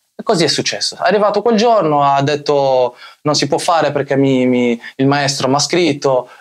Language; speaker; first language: Italian; early bilingual, other home language; Arabic